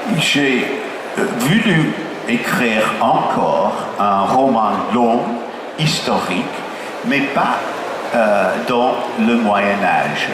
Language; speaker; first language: French; non-native, fluent; English